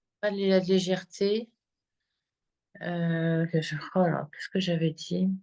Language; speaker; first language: French; native; French